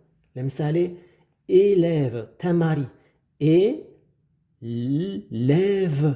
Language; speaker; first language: Amharic; non-native, fluent; French